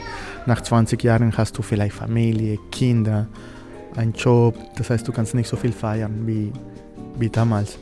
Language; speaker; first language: German; non-native, fluent; Spanish